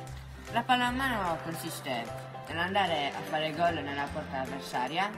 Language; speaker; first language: Italian; native; Italian